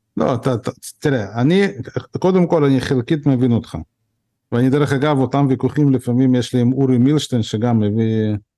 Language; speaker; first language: Hebrew; early bilingual, other home language; Russian